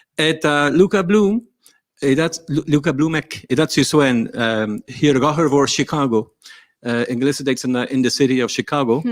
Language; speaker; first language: Basque; non-native, learner; English